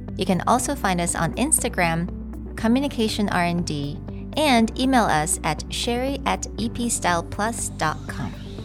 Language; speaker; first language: English; non-native, fluent; Chinese